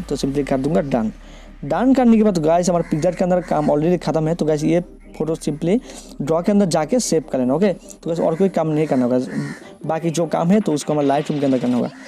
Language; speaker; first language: Hindi; non-native, local second language; Bangla